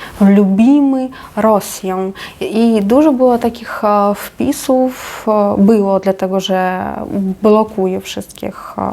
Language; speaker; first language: Polish; non-native, fluent; Ukrainian